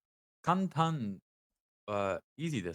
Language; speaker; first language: Japanese; non-native, learner; English